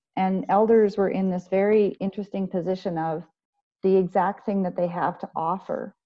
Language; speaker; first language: English; native; English